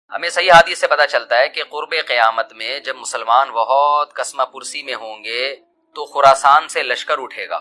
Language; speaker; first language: Urdu; native; Urdu